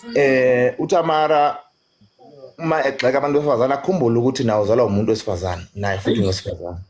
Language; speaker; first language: Zulu; native; Zulu